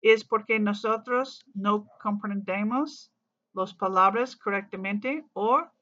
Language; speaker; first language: Spanish; non-native, learner; English